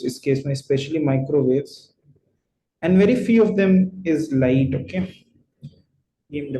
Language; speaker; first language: English; non-native, local second language; Hindi